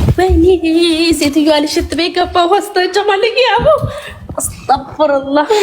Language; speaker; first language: Amharic; native; Amharic